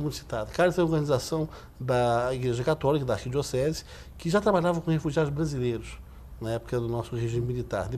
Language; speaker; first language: Portuguese; native; Portuguese